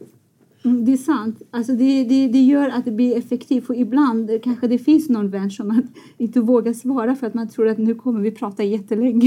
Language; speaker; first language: Swedish; non-native, fluent; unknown